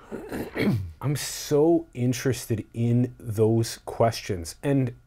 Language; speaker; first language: English; native; English